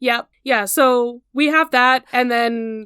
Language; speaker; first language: English; native; English